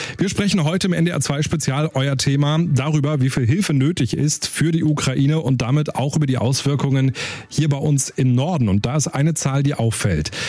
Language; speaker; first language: German; native; German